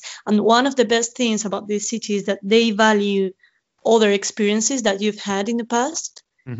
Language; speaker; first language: English; non-native, fluent; Spanish